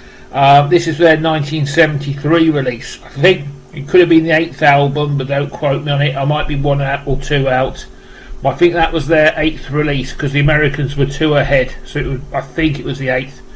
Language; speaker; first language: English; native; English